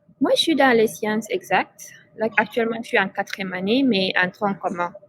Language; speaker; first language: French; non-native, local second language; Fula